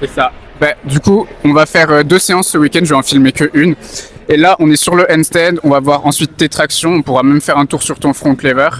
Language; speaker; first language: French; native; French